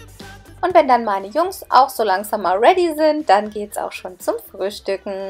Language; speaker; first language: German; native; German